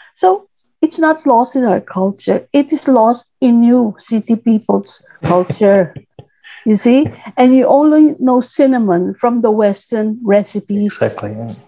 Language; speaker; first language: English; non-native, local second language; Cebuano